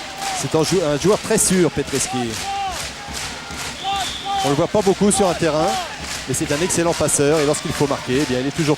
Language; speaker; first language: French; native; French